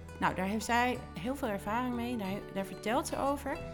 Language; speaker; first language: Dutch; native; Dutch